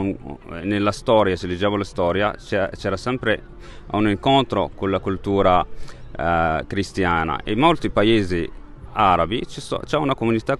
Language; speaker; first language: Italian; non-native, fluent; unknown